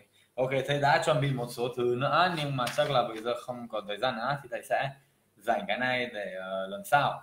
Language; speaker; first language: Vietnamese; non-native, fluent; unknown